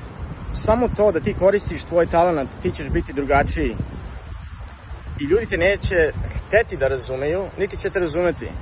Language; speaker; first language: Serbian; early bilingual, heritage; Serbian